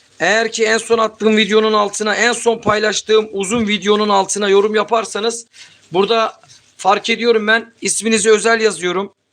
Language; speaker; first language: Turkish; native; Turkish